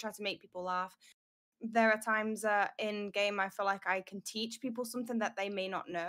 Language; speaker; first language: English; native; English